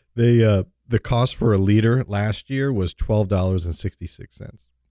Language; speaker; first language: English; native; English